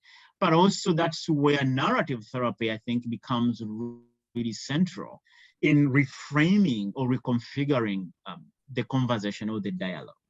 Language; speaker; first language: English; non-native, local second language; Ganda